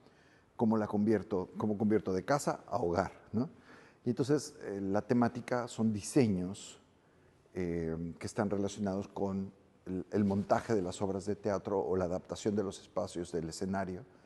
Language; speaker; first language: Spanish; native; Spanish